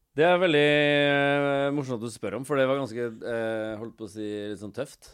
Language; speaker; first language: Norwegian; native; Norwegian